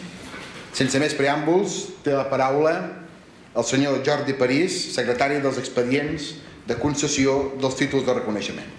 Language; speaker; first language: Catalan; native; Catalan